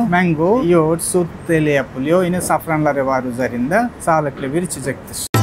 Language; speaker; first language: Turkish; non-native, fluent; Bangla